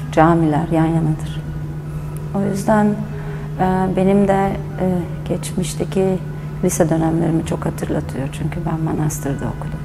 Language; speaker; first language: Turkish; early bilingual, other home language; German